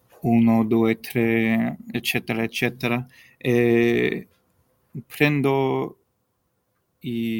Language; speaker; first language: Italian; non-native, learner; English